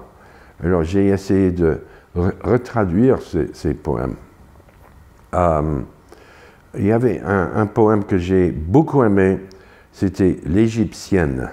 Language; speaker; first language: French; non-native, fluent; English